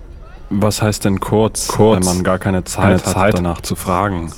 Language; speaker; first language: German; non-native, fluent; Spanish